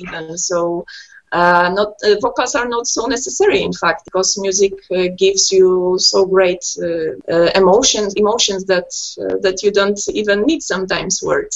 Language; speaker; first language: English; non-native, fluent; Polish